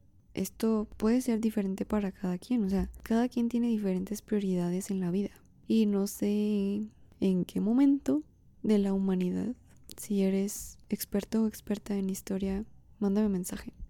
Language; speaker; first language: Spanish; native; Spanish